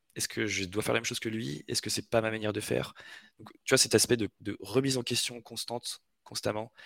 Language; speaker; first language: French; native; French